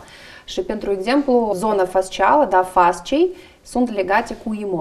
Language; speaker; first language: Romanian; non-native, learner; Russian